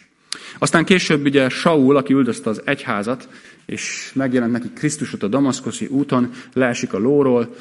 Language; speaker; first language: Hungarian; native; Hungarian